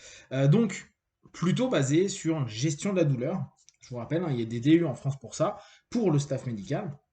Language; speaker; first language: French; native; French